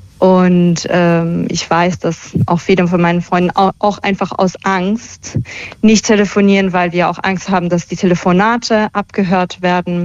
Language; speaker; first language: German; early bilingual, other home language; Persian